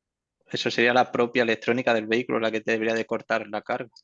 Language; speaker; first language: Spanish; native; Spanish